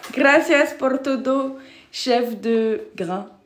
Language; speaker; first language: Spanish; non-native, learner; French